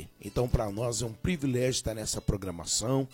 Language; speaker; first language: Portuguese; native; Portuguese